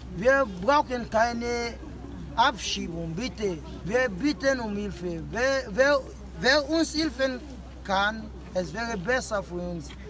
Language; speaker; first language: German; non-native, fluent; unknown